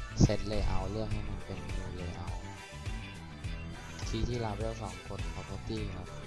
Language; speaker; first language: Thai; native; Thai